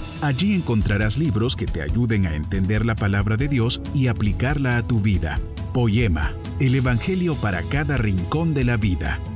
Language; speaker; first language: Spanish; native; Spanish